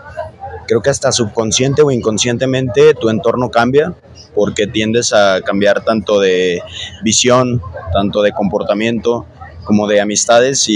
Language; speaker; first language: Spanish; native; Spanish